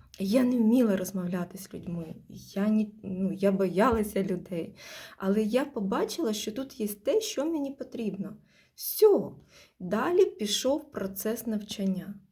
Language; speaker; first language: Ukrainian; non-native, local second language; Russian